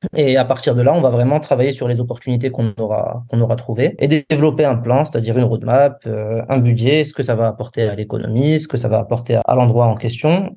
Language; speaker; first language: French; non-native, local second language; Arabic